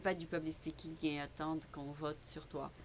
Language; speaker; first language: French; native; French